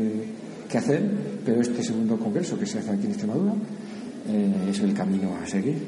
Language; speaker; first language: Spanish; native; Spanish